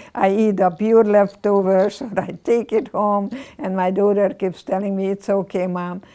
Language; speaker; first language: English; non-native, fluent; Hungarian